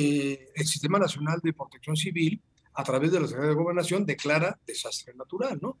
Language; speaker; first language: Spanish; native; Spanish